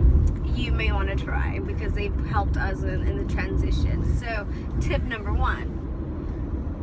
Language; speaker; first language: English; native; English